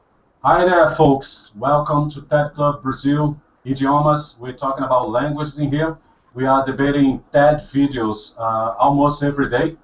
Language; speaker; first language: English; non-native, fluent; Portuguese